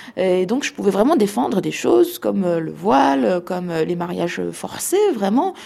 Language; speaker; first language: French; non-native, local second language; Arabic